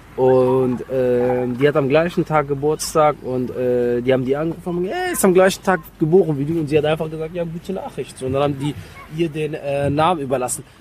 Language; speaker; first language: German; native; German